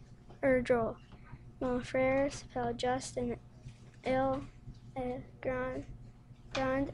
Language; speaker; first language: French; non-native, learner; English